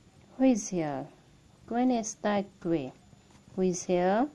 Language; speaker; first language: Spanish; non-native, learner; Hindi